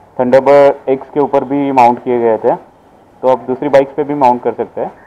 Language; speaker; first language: Hindi; non-native, local second language; Marathi